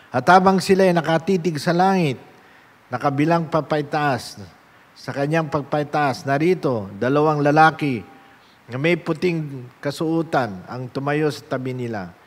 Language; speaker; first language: Filipino; native; Filipino